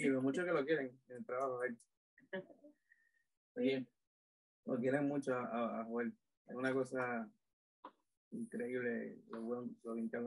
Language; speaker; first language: Spanish; native; Spanish